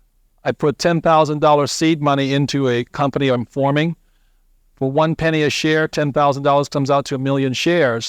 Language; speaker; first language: English; native; English